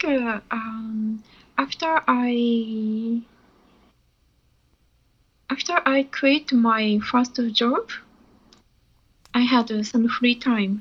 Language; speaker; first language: English; non-native, learner; Japanese